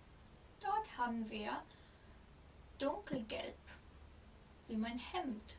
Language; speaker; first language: German; non-native, fluent; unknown